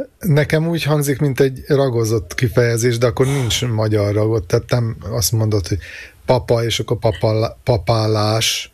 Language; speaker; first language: Hungarian; native; Hungarian